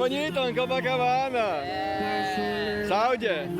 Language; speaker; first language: Portuguese; non-native, learner; Polish